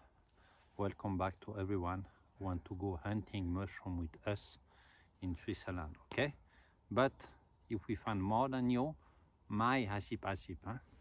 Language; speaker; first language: English; non-native, learner; French